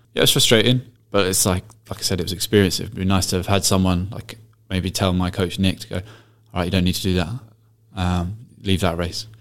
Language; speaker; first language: English; native; English